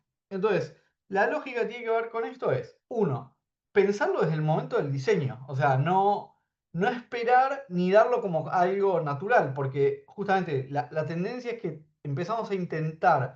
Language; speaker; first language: Spanish; native; Spanish